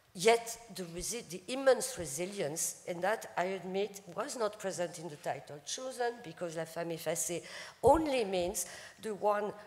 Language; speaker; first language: English; non-native, fluent; French